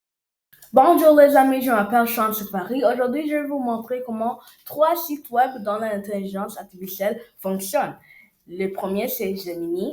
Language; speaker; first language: French; non-native, learner; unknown